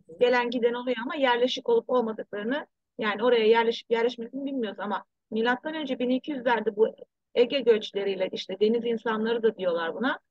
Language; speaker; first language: Turkish; early bilingual, heritage; Turkish